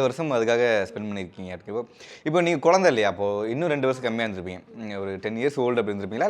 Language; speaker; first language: Tamil; native; Tamil